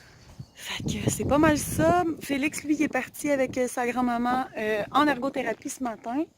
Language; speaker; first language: French; native; French